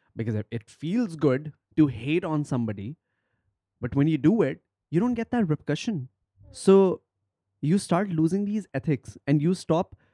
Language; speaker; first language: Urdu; native; Urdu